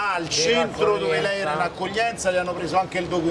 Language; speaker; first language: Italian; native; Italian